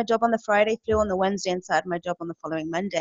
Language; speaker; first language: English; native; English